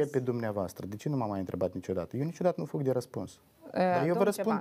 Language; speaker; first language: Romanian; native; Romanian